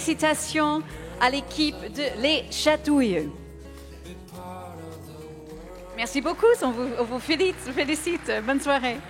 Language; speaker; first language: French; native; French